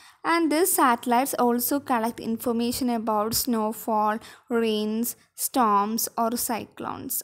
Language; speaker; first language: English; non-native, local second language; Malayalam